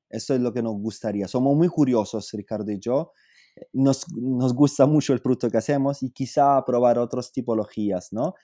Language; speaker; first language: Spanish; non-native, fluent; Italian